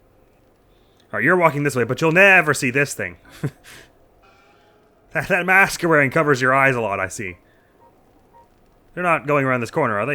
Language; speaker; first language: English; native; English